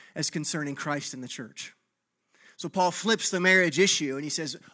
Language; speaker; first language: English; native; English